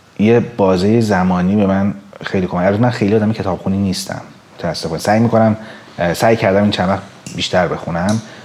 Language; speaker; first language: Persian; native; Persian